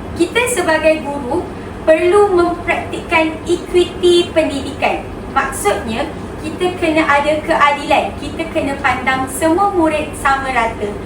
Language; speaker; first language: Malay; native; Malay